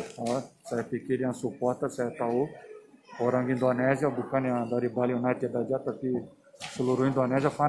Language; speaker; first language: Indonesian; non-native, fluent; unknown